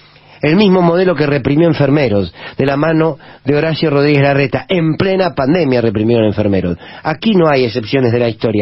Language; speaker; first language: Spanish; native; Spanish